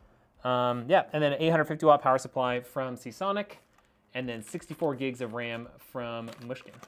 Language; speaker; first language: English; native; English